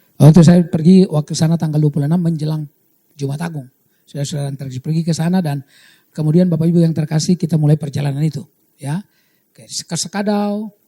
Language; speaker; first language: Indonesian; native; Indonesian